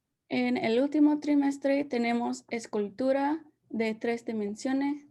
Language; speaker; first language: Spanish; early bilingual, heritage; Spanish